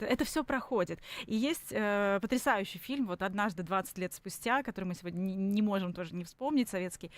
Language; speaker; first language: Russian; native; Russian